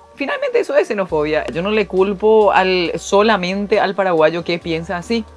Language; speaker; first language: Spanish; early bilingual, other home language; Korean